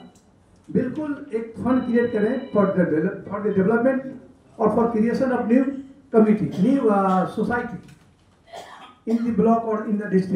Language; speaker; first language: Hindi; native; Hindi